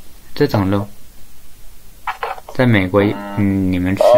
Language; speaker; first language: Chinese; native; Chinese